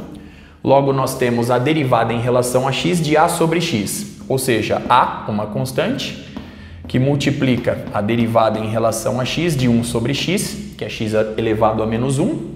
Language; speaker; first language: Portuguese; native; Portuguese